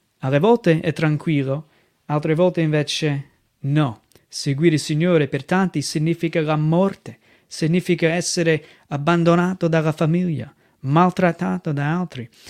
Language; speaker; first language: Italian; non-native, fluent; English